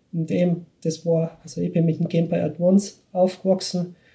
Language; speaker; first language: German; native; German